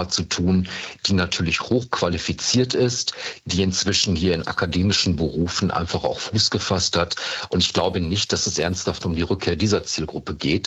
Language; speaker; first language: German; native; German